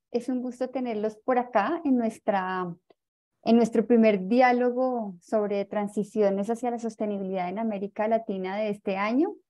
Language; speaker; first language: Spanish; native; Spanish